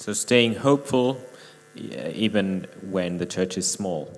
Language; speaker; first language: English; non-native, fluent; Finnish